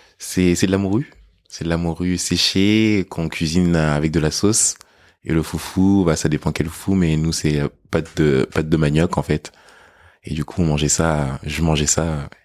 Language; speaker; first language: French; early bilingual, other home language; English